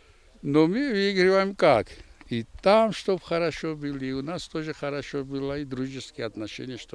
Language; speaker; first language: Russian; non-native, fluent; Georgian